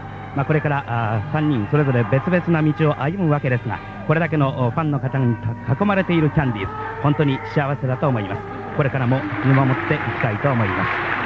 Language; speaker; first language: Japanese; native; Japanese